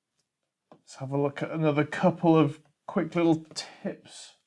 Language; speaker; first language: English; native; English